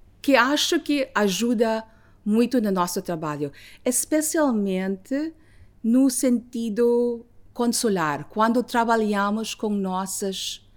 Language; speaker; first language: Portuguese; non-native, learner; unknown